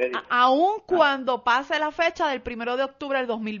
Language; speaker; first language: Spanish; native; Spanish